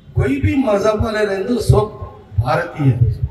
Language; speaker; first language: Hindi; non-native, local second language; Telugu